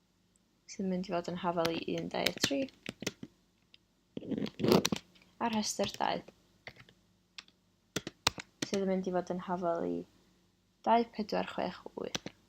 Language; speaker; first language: Welsh; non-native, local second language; English